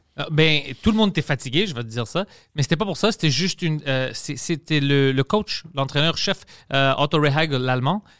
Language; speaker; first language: French; non-native, fluent; Greek